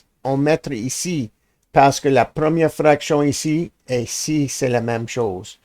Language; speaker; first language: French; non-native, learner; English